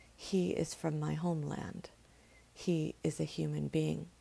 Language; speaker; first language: English; native; English